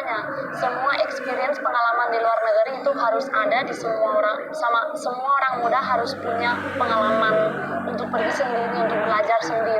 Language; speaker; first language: Indonesian; non-native, fluent; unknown